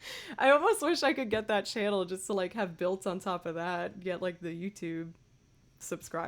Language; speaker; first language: English; native; English